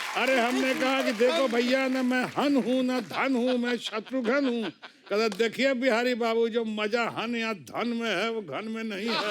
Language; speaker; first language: Hindi; native; Hindi